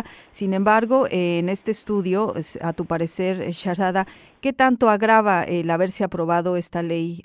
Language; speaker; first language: Spanish; native; Spanish